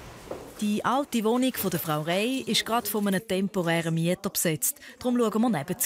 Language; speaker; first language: German; native; German